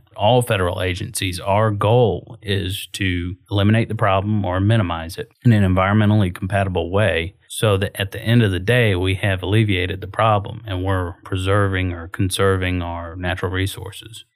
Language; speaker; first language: English; native; English